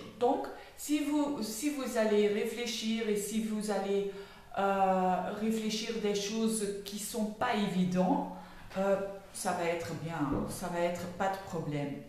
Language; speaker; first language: French; non-native, learner; Dutch